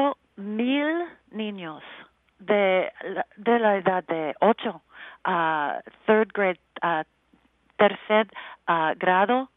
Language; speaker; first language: Spanish; non-native, learner; English